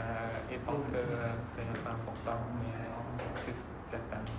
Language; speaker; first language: French; non-native, learner; Khmer